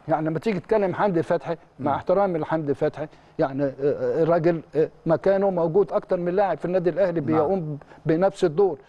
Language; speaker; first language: Egyptian Arabic; native; Egyptian Arabic